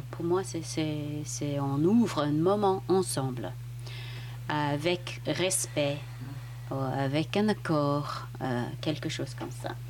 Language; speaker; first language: French; non-native, fluent; English